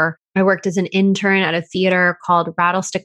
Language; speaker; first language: English; native; English